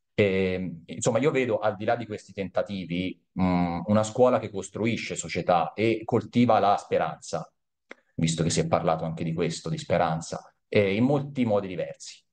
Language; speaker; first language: Italian; native; Italian